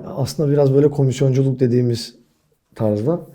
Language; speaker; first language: Turkish; native; Turkish